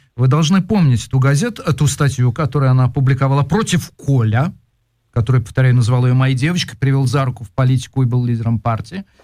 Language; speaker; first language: Russian; native; Russian